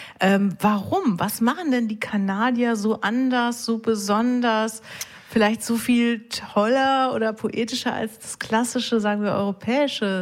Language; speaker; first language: German; native; German